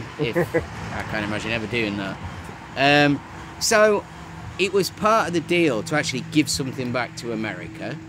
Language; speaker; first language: English; native; English